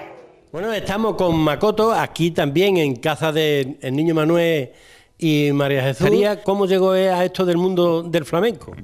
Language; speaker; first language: Spanish; native; Spanish